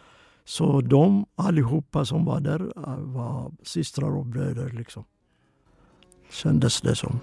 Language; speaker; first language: Swedish; non-native, fluent; Oromo